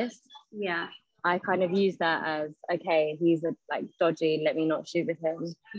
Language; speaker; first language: English; native; English